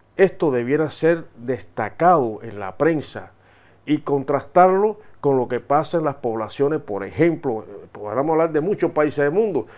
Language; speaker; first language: Spanish; native; Spanish